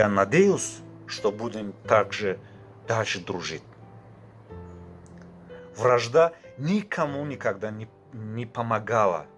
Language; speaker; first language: Russian; non-native, fluent; Tajik